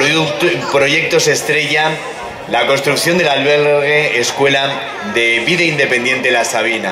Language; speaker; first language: Spanish; native; Spanish